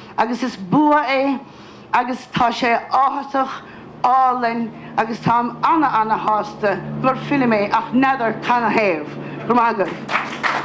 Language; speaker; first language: Irish; native; Irish